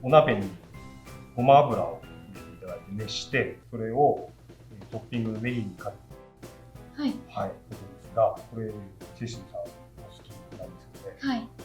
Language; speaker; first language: Japanese; native; Japanese